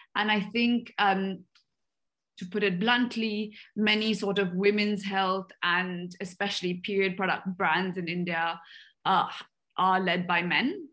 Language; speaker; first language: English; native; English